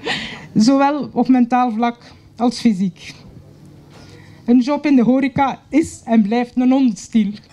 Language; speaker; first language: Dutch; native; Dutch